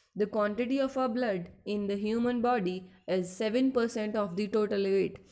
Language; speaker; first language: English; non-native, local second language; Punjabi